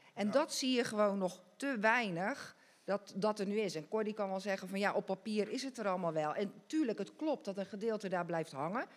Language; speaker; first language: Dutch; native; Dutch